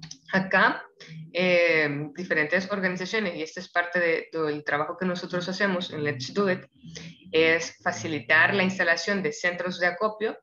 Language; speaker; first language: Spanish; native; Spanish